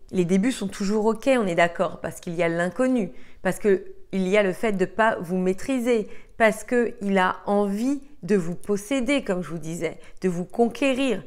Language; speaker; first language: French; native; French